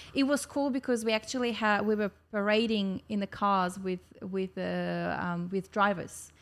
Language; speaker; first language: English; non-native, fluent; Russian